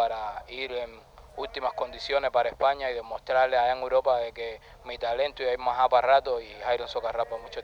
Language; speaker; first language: Spanish; native; Spanish